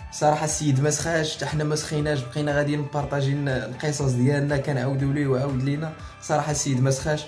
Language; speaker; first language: Arabic; native; Arabic